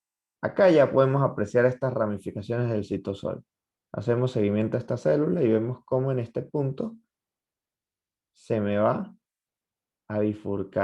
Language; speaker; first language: Spanish; native; Spanish